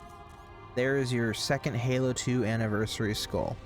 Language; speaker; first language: English; native; English